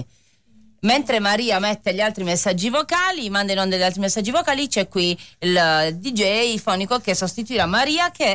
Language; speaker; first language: Italian; native; Italian